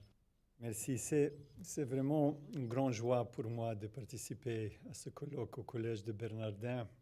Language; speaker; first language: French; non-native, fluent; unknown